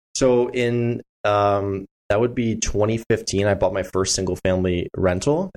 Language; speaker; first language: English; native; English